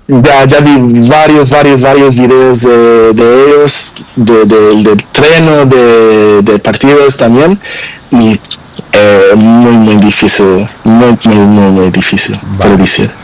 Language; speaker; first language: Spanish; non-native, learner; Portuguese